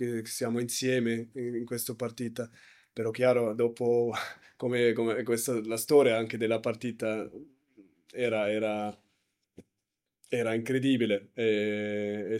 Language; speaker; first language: Italian; non-native, learner; German